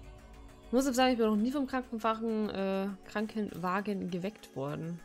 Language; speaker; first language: German; native; German